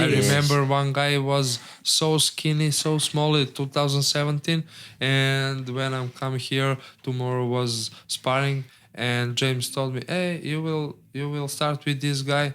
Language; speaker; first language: English; non-native, learner; Serbian